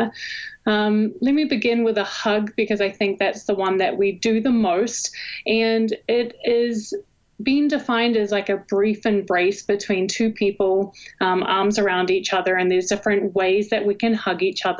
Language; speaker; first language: English; native; English